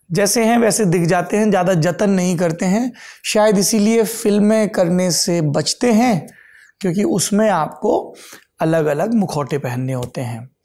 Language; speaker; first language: Hindi; native; Hindi